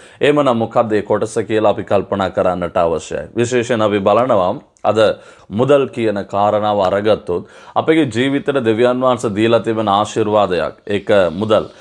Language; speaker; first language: Sinhala; non-native, local second language; Tamil